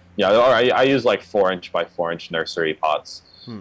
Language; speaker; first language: English; native; English